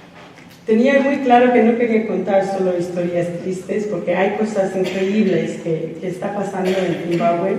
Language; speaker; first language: Spanish; non-native, fluent; English